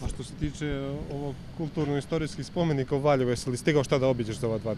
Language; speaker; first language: Croatian; native; Croatian